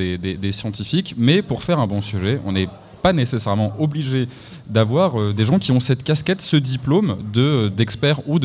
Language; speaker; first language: French; native; French